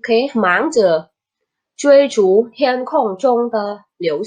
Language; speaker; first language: Chinese; non-native, fluent; Khmer